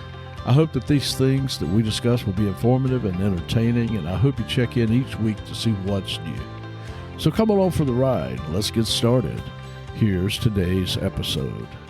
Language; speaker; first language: English; native; English